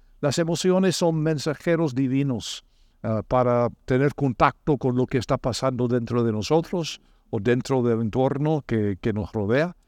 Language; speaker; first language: Spanish; non-native, fluent; English